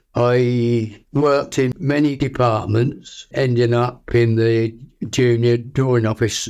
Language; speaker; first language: English; native; English